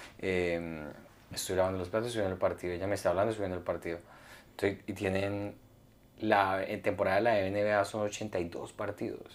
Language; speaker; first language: Spanish; native; Spanish